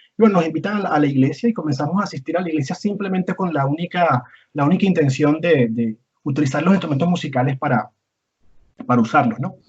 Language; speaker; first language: Spanish; native; Spanish